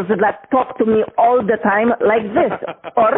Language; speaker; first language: English; non-native, fluent; Polish